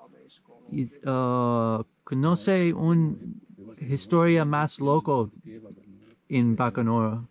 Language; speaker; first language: Spanish; non-native, learner; English